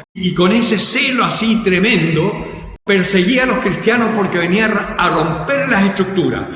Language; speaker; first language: Spanish; native; Spanish